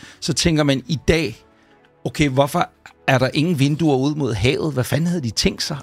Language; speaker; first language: Danish; native; Danish